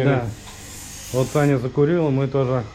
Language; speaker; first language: Russian; native; Russian